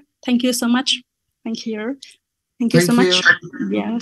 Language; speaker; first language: English; non-native, learner; Vietnamese